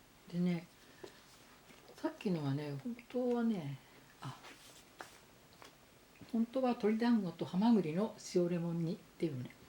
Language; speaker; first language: Japanese; native; Japanese